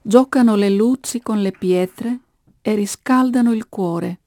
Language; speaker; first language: Italian; non-native, fluent; Greek